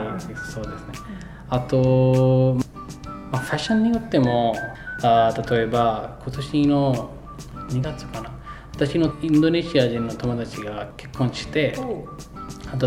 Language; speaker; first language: Japanese; non-native, fluent; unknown